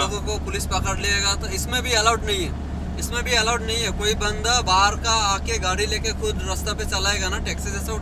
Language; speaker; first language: Hindi; non-native, fluent; Bangla